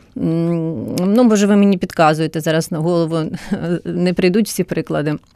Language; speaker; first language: Ukrainian; non-native, local second language; Russian